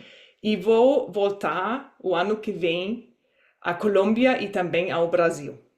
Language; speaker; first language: Portuguese; non-native, fluent; German